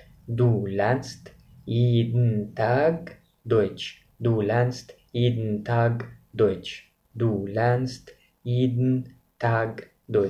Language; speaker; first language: German; non-native, fluent; Arabic